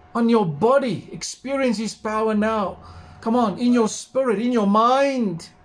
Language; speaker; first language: English; non-native, local second language; Afrikaans